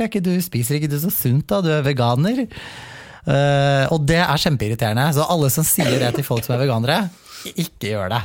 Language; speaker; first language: Norwegian; native; Norwegian